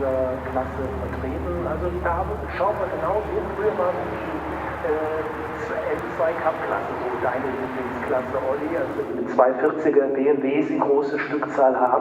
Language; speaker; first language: German; native; German